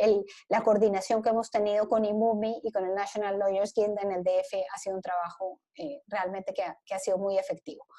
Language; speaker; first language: Spanish; native; Spanish